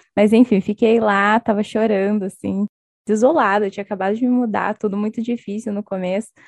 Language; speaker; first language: Portuguese; native; Portuguese